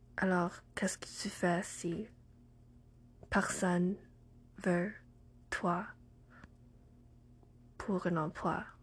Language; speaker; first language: French; non-native, learner; English